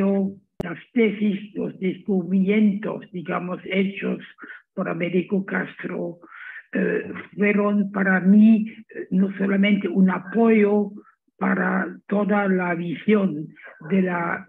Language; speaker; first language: Spanish; non-native, fluent; German